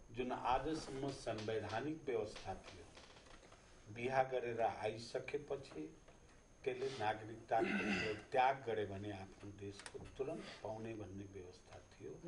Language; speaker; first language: Nepali; non-native, local second language; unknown